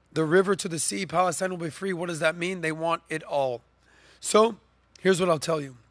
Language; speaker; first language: English; native; English